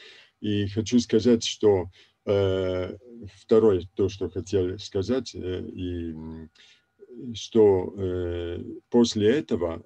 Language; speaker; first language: Russian; non-native, fluent; Italian